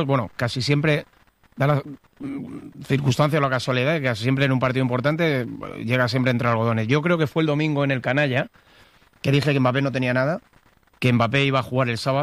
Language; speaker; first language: Spanish; native; Spanish